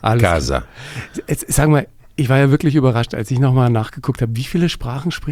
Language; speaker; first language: German; native; German